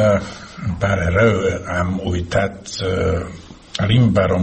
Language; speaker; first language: Romanian; non-native, learner; Slovak